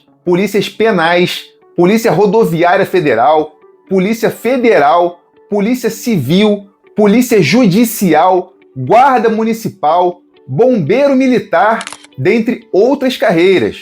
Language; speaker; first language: Portuguese; native; Portuguese